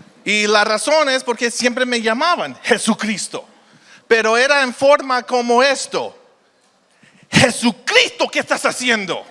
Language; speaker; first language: Spanish; early bilingual, heritage; Spanish